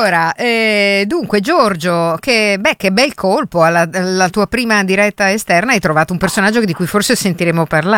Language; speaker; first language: Italian; native; Italian